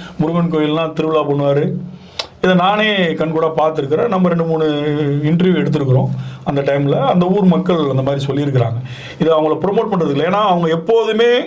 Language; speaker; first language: Tamil; native; Tamil